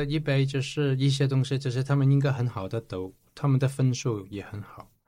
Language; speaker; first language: Chinese; non-native, local second language; Cantonese